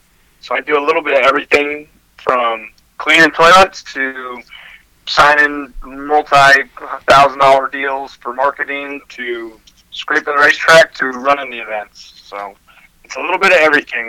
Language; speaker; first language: English; native; English